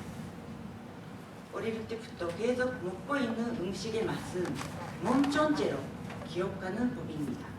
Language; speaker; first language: Korean; non-native, fluent; Japanese